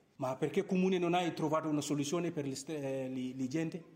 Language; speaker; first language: Italian; non-native, learner; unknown